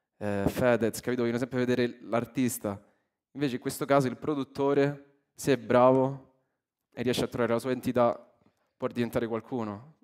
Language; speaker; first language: Italian; early bilingual, other home language; English